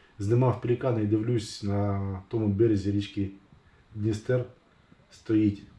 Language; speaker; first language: Ukrainian; non-native, local second language; Russian